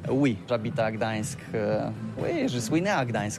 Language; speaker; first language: French; non-native, learner; Polish